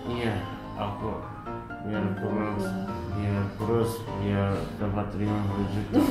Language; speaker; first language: Indonesian; non-native, learner; Japanese